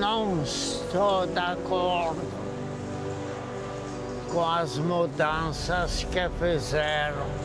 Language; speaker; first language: Portuguese; non-native, fluent; Polish